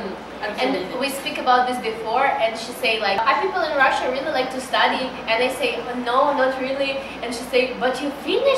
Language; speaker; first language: English; non-native, learner; Russian